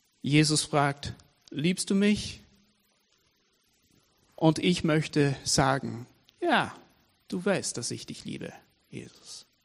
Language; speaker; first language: German; non-native, fluent; English